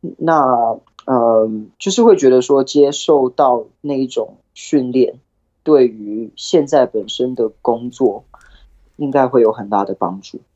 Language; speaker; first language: Chinese; early bilingual, heritage; Chinese